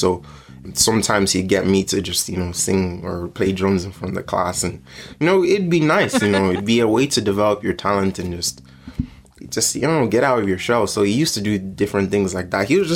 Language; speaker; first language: English; native; English